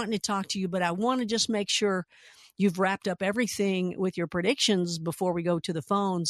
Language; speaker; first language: English; native; English